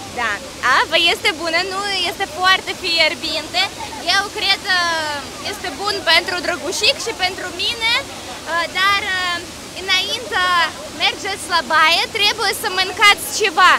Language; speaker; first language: Romanian; non-native, learner; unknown